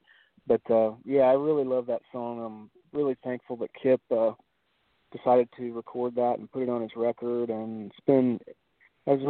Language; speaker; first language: English; native; English